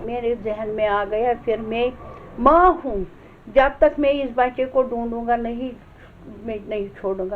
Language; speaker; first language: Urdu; non-native, local second language; Kashmiri